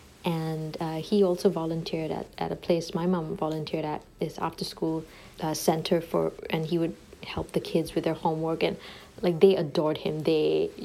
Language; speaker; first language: English; native; English